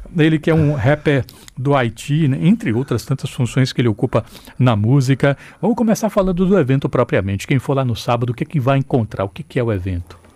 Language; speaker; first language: Portuguese; native; Portuguese